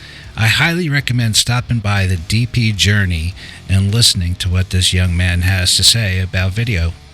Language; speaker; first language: English; native; English